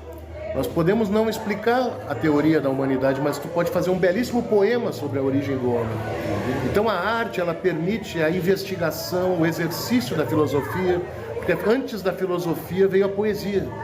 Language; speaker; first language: Portuguese; native; Portuguese